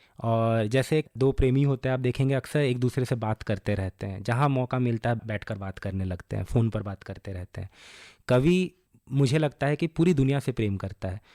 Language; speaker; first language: Hindi; non-native, local second language; Bangla